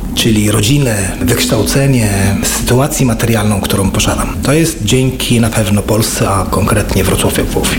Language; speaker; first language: Polish; non-native, fluent; Arabic